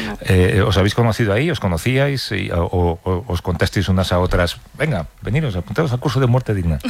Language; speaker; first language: Spanish; native; Spanish